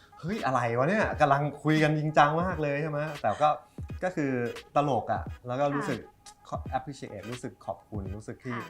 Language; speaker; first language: Thai; native; Thai